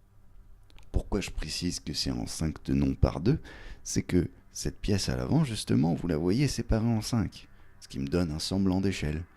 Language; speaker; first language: French; native; French